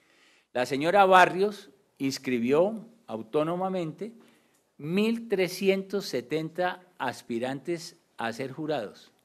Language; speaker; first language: Spanish; native; Spanish